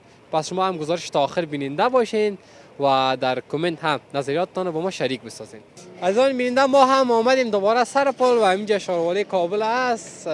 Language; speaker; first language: Persian; native; Persian